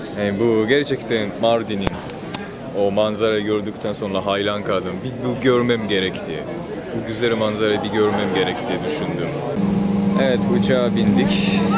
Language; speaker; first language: Turkish; non-native, fluent; Japanese